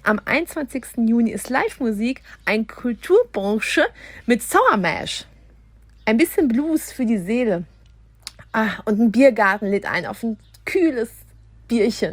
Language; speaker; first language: German; native; German